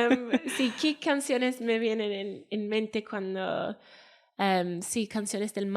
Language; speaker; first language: Spanish; non-native, fluent; Welsh